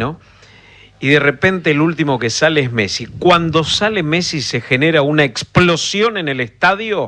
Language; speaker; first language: Spanish; native; Spanish